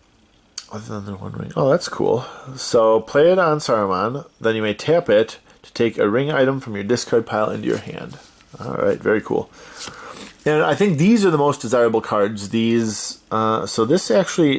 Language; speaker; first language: English; native; English